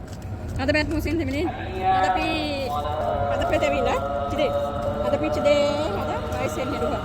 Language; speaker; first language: Arabic; non-native, learner; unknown